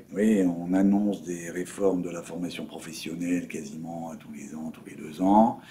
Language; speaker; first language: French; native; French